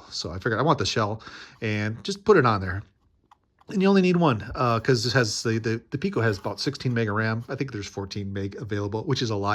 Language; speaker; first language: English; native; English